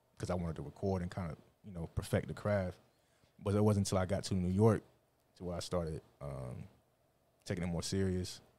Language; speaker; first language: English; native; English